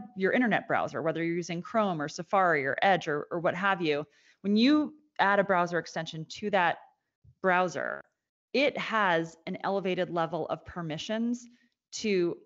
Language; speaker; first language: English; native; English